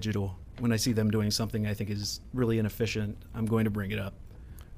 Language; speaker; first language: English; native; English